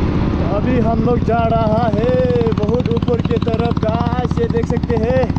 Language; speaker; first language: Hindi; non-native, local second language; Bodo